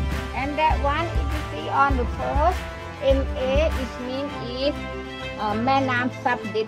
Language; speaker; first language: English; non-native, learner; Thai